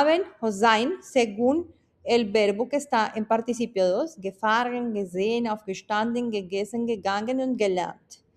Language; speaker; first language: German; non-native, fluent; Spanish